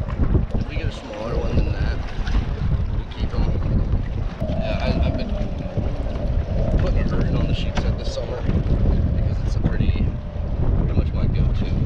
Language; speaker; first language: English; native; English